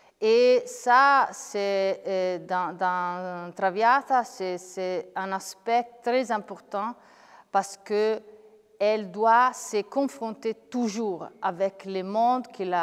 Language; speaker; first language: French; non-native, fluent; Italian